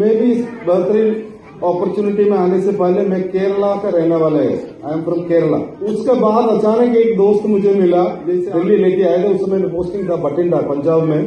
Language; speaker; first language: Hindi; non-native, local second language; Malayalam